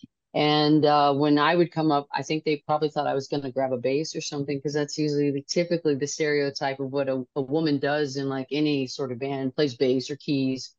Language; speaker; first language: English; native; English